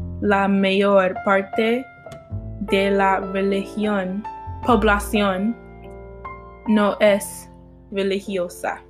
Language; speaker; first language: Spanish; non-native, learner; English